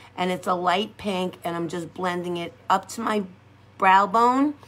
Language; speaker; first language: English; native; English